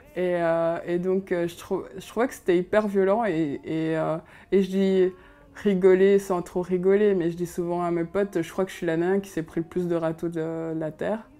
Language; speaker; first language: French; early bilingual, other home language; Kinyarwanda